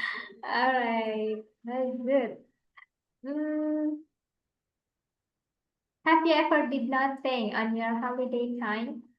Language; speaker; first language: English; non-native, fluent; Indonesian